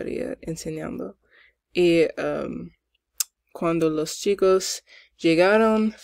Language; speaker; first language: Spanish; non-native, learner; English